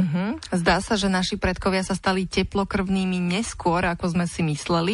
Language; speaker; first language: Slovak; native; Slovak